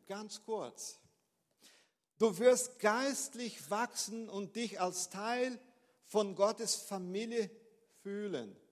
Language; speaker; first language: German; non-native, fluent; Portuguese